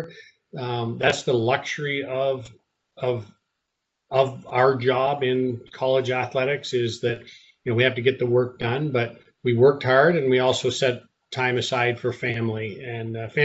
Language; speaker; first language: English; native; English